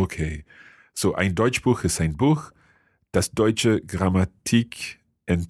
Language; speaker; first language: German; non-native, fluent; English